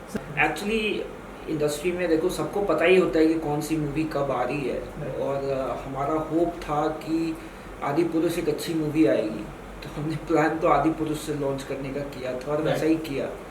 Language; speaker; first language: Hindi; native; Hindi